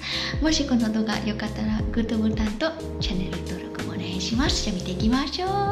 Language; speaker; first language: Japanese; non-native, fluent; Khmer